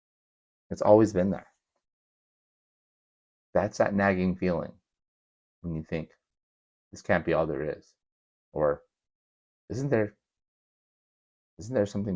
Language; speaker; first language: English; native; English